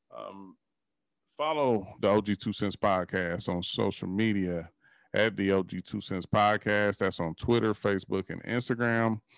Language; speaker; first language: English; native; English